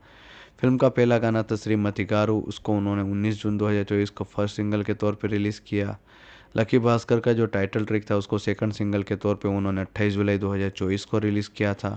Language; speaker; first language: Hindi; native; Hindi